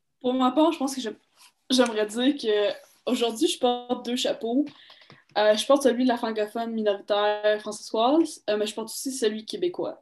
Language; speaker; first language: French; native; French